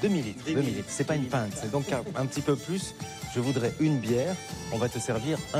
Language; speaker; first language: French; native; French